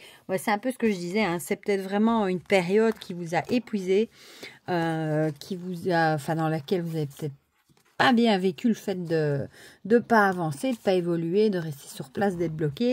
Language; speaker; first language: French; native; French